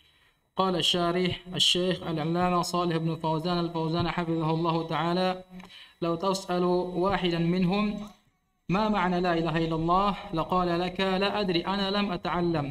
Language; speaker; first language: Arabic; non-native, learner; Indonesian